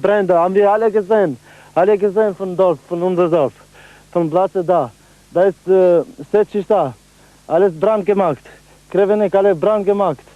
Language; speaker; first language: German; non-native, learner; Albanian